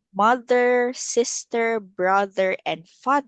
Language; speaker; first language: English; non-native, local second language; Filipino